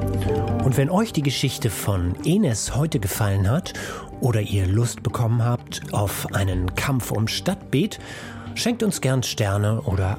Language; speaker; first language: German; native; German